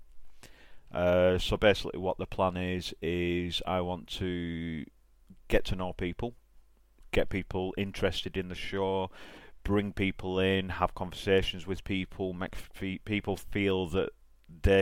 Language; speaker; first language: English; native; English